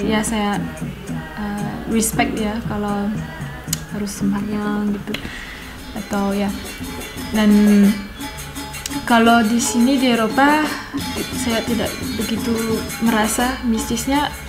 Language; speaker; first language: Indonesian; non-native, fluent; French